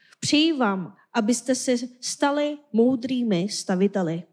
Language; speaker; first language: Czech; non-native, fluent; Korean